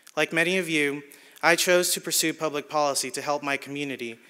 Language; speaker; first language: English; early bilingual, other home language; Spanish